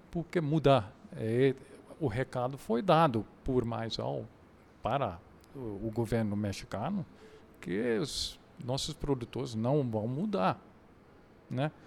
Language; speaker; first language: Portuguese; non-native, fluent; Dutch